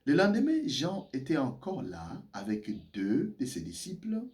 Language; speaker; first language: French; non-native, local second language; Swahili